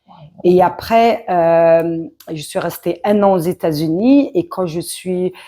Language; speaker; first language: French; early bilingual, other home language; Arabic